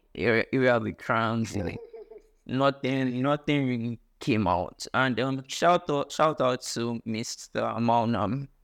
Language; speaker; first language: English; non-native, local second language; Ibibio